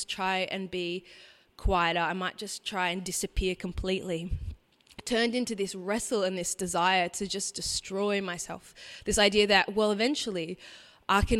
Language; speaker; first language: English; native; English